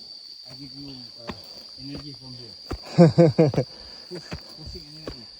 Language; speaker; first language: English; non-native, learner; Indonesian